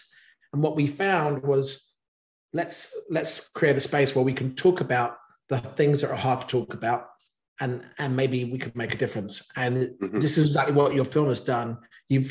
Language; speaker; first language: English; native; English